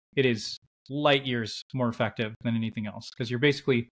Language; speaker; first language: English; native; English